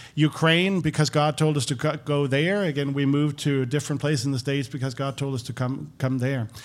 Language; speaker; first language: English; non-native, fluent; Danish